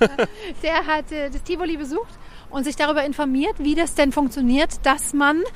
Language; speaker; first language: German; native; German